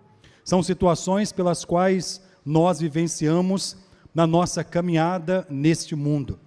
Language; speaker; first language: Portuguese; native; Portuguese